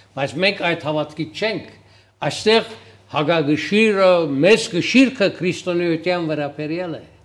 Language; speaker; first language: Armenian; early bilingual, heritage; Armenian